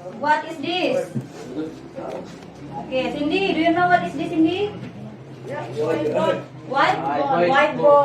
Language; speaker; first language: English; non-native, fluent; Indonesian